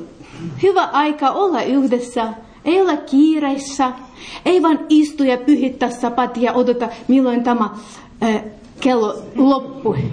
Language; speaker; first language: Finnish; non-native, learner; Russian